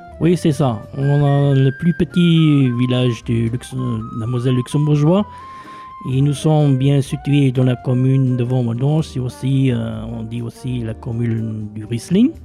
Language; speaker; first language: French; non-native, local second language; Luxembourgish